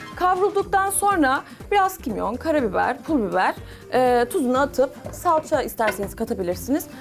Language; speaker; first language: Turkish; native; Turkish